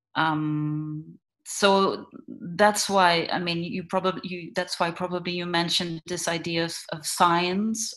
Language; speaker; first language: English; non-native, fluent; Dutch